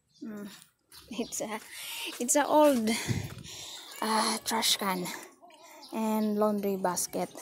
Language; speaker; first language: English; non-native, local second language; Filipino